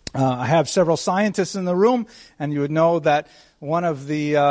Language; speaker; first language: English; native; English